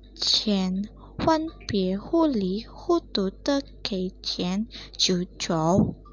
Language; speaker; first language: Chinese; non-native, learner; Indonesian